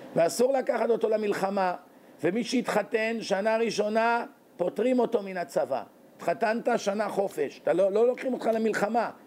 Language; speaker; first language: Hebrew; native; Hebrew